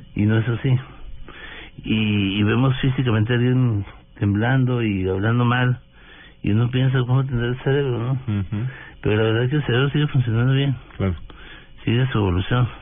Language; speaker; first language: Spanish; native; Spanish